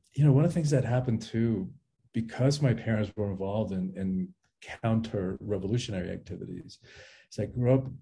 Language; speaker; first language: English; early bilingual, other home language; Spanish